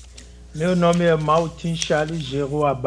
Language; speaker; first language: Portuguese; non-native, fluent; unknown